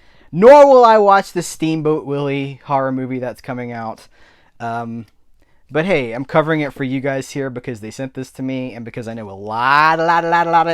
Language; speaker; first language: English; native; English